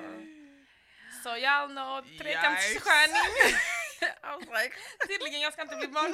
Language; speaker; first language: Swedish; native; Swedish